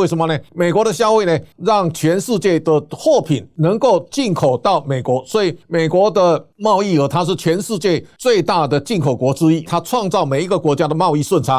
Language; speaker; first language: Chinese; native; Chinese